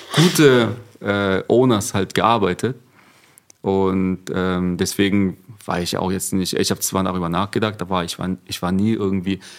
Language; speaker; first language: German; early bilingual, other home language; Korean